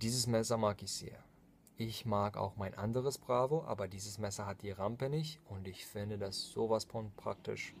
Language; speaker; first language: German; non-native, fluent; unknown